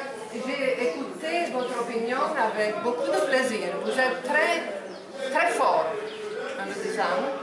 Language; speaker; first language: French; non-native, fluent; Italian